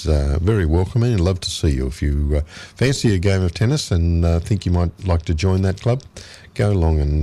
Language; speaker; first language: English; native; English